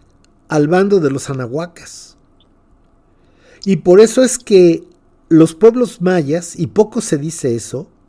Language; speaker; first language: Spanish; native; Spanish